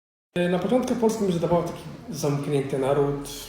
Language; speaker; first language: Polish; non-native, fluent; Somali